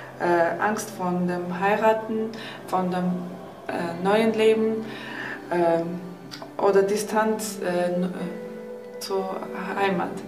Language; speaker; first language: German; non-native, learner; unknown